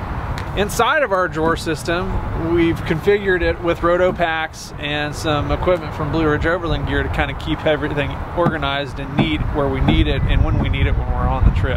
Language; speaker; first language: English; native; English